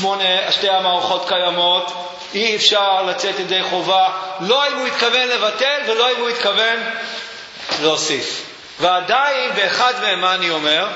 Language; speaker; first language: Hebrew; native; Hebrew